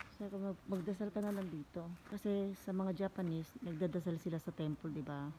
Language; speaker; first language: Filipino; native; Filipino